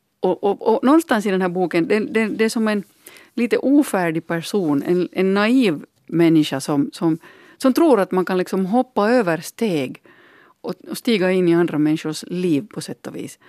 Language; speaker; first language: Swedish; native; Swedish